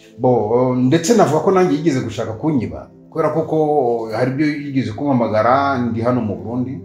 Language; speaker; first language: Kinyarwanda; native; Kinyarwanda